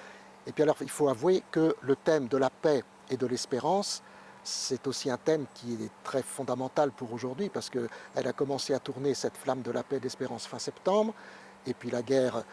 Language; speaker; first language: French; native; French